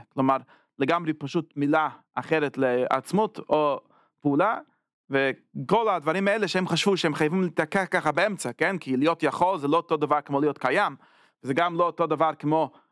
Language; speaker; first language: Hebrew; non-native, fluent; English